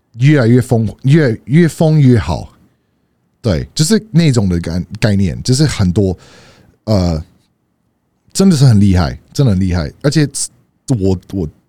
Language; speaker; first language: Chinese; non-native, fluent; English